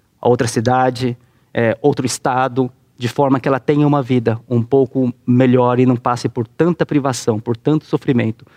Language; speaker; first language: Portuguese; native; Portuguese